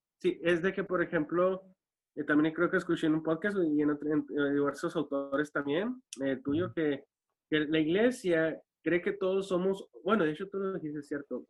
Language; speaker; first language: Spanish; native; Spanish